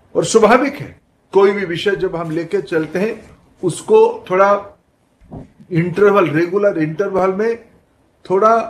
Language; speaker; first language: Hindi; non-native, local second language; Odia